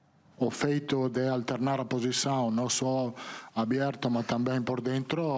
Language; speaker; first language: Portuguese; non-native, fluent; Italian